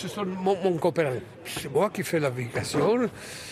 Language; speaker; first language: French; non-native, learner; Croatian